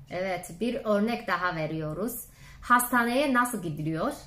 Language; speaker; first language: Turkish; non-native, fluent; Chinese